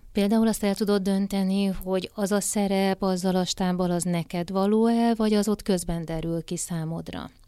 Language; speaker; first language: Hungarian; native; Hungarian